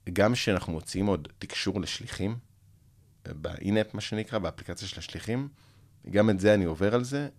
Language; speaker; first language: Hebrew; early bilingual, other home language; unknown